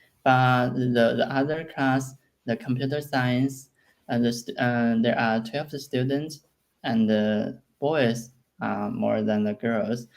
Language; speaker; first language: English; non-native, learner; Chinese